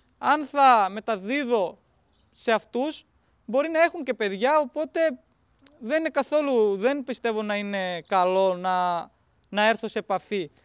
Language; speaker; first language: Greek; non-native, fluent; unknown